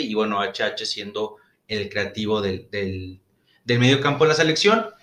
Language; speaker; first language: Spanish; native; Spanish